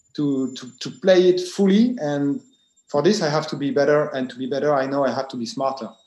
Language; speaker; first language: English; non-native, fluent; French